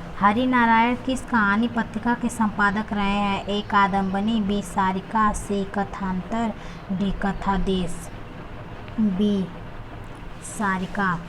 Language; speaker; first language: Hindi; native; Hindi